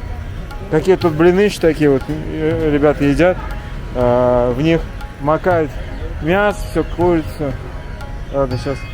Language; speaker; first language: Russian; native; Russian